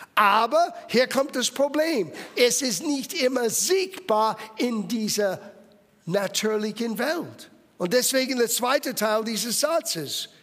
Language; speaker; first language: German; non-native, fluent; English